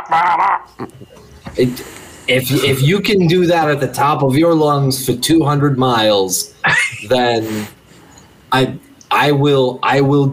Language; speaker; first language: English; native; English